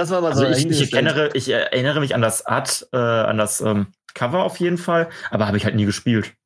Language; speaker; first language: German; native; German